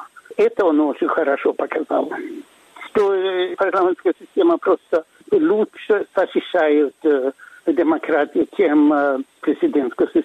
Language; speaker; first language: Russian; non-native, fluent; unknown